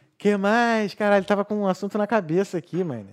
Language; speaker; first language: Portuguese; native; Portuguese